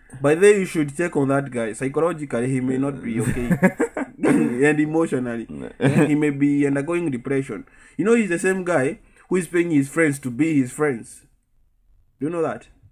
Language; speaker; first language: English; non-native, local second language; Swahili